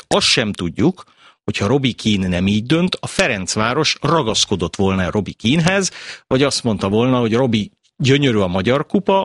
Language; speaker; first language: Hungarian; native; Hungarian